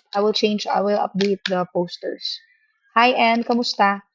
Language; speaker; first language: English; non-native, local second language; Filipino